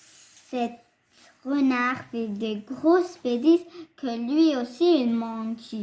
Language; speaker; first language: French; non-native, fluent; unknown